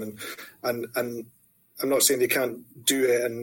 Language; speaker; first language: English; native; English